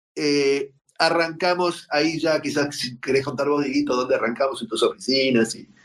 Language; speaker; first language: Spanish; native; Spanish